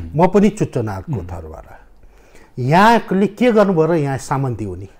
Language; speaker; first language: Nepali; native; Nepali